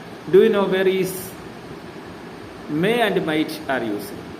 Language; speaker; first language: English; non-native, local second language; Malayalam